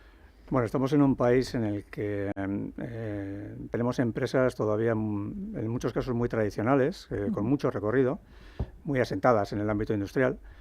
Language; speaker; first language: Spanish; native; Spanish